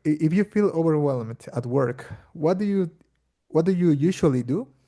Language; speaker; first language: English; non-native, fluent; Portuguese